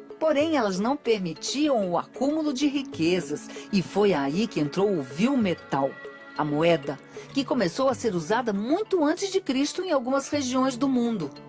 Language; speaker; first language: Portuguese; native; Portuguese